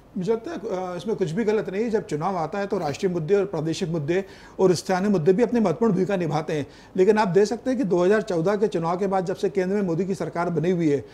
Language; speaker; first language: Hindi; native; Hindi